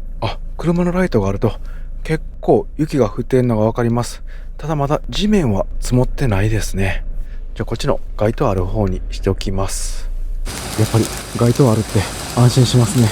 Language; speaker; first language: Japanese; native; Japanese